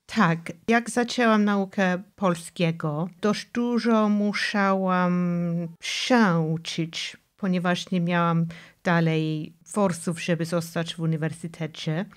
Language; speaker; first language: Polish; non-native, fluent; English